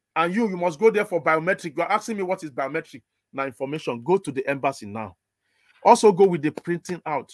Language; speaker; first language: English; non-native, local second language; Igbo